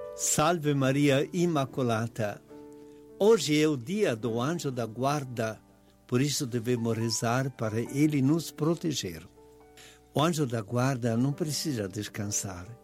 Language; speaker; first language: Portuguese; non-native, fluent; Italian